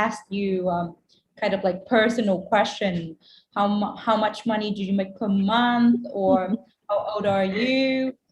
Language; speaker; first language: English; non-native, fluent; Vietnamese